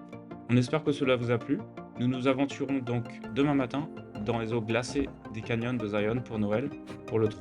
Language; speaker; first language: French; native; French